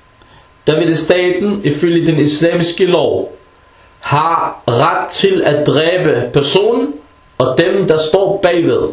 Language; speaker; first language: Danish; early bilingual, other home language; Arabic